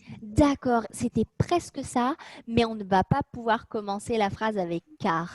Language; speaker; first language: French; native; French